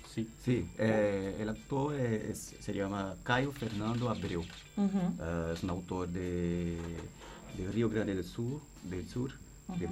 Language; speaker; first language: Spanish; non-native, fluent; Portuguese